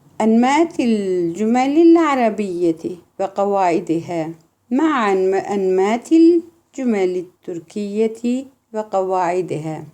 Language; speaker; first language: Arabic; non-native, fluent; Turkish